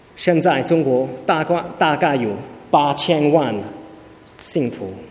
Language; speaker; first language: Chinese; early bilingual, heritage; Chinese